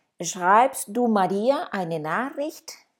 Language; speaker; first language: German; non-native, fluent; Spanish